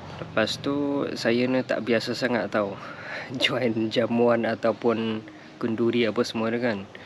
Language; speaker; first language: Malay; non-native, fluent; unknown